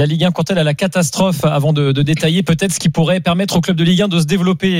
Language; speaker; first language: French; native; French